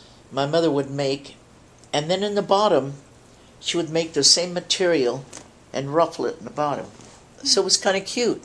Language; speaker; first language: English; early bilingual, other home language; Spanish